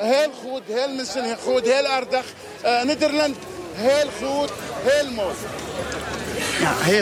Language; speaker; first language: Dutch; non-native, learner; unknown